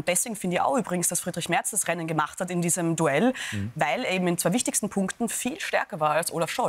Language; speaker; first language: German; native; German